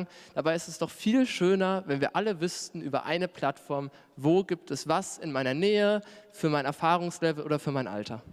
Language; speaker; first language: German; native; German